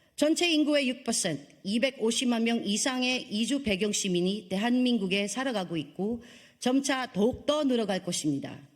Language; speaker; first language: Korean; non-native, fluent; Filipino